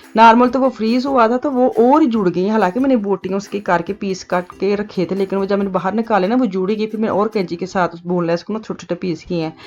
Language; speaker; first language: Urdu; non-native, local second language; Punjabi